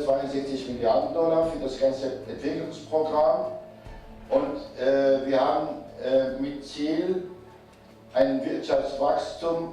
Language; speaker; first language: German; non-native, fluent; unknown